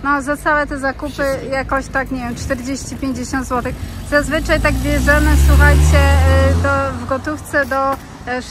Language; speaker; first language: Polish; native; Polish